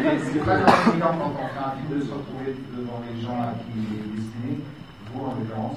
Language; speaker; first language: French; native; French